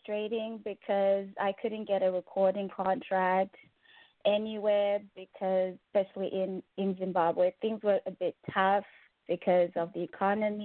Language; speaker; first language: English; non-native, local second language; Shona